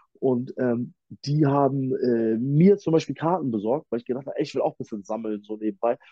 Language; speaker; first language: German; native; German